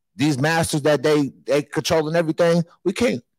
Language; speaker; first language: English; native; English